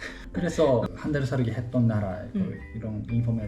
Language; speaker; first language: Korean; non-native, learner; Japanese